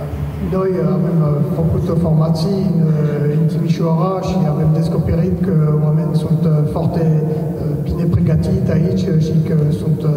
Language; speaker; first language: Romanian; non-native, learner; French